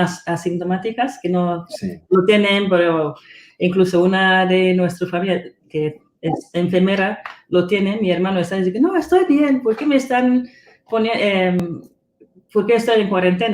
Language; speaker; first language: Spanish; non-native, fluent; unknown